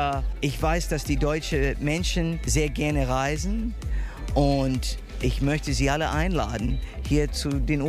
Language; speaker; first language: German; early bilingual, heritage; English